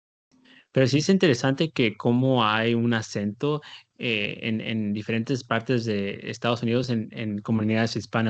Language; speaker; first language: Spanish; early bilingual, heritage; Spanish